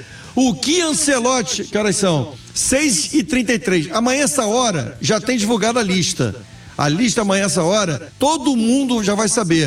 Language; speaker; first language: Portuguese; native; Portuguese